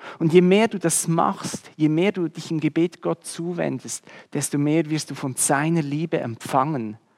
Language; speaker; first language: German; native; German